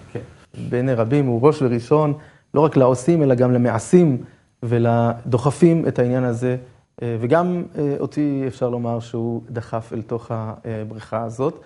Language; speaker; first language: Hebrew; native; Hebrew